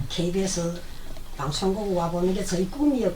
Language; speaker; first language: Korean; native; Korean